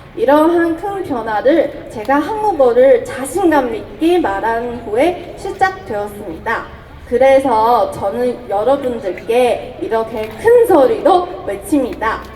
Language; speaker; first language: Korean; non-native, fluent; Chinese